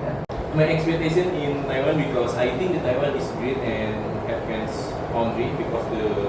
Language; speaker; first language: English; non-native, learner; Indonesian